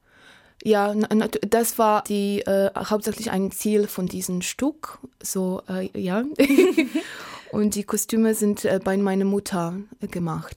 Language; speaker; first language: German; non-native, learner; Polish